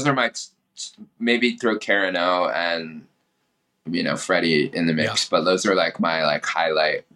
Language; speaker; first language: English; native; English